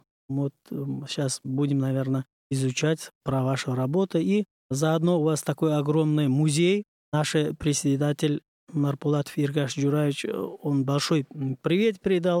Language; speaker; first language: Russian; non-native, learner; Uzbek